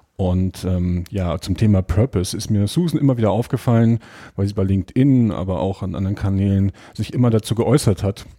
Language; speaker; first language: German; native; German